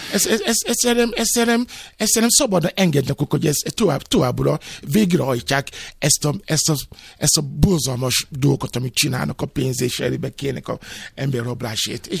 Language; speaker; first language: Hungarian; non-native, fluent; Yoruba